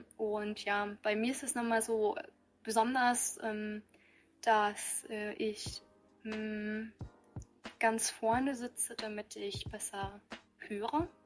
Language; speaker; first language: German; early bilingual, other home language; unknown